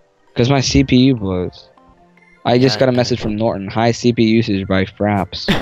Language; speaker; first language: English; native; English